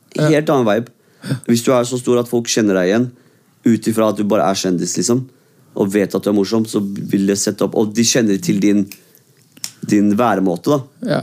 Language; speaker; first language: Norwegian; early bilingual, other home language; Kurdish